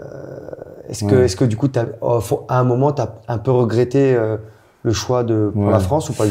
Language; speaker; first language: French; native; French